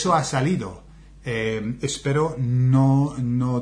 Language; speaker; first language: Spanish; non-native, fluent; English